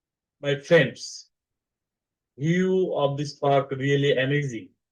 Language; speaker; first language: English; non-native, learner; Bangla